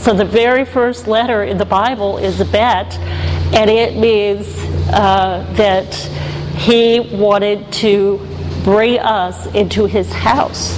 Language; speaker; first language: English; native; English